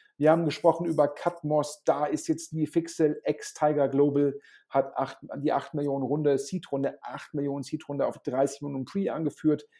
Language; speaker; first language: German; native; German